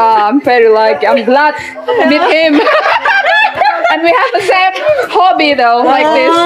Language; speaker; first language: English; non-native, learner; Indonesian